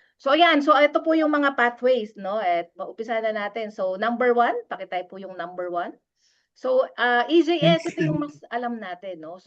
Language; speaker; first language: Filipino; non-native, local second language; Pampanga